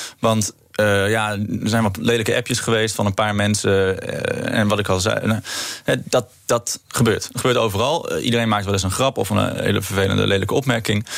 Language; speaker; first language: Dutch; native; Dutch